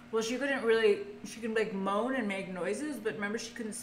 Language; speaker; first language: English; native; English